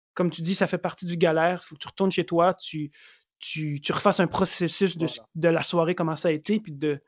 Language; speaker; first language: French; native; French